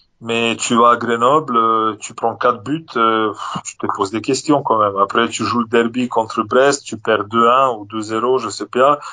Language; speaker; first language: French; non-native, fluent; Serbian